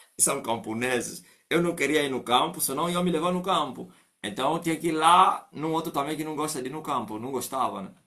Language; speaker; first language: Portuguese; non-native, local second language; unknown